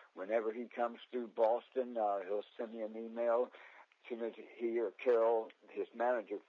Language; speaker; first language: English; native; English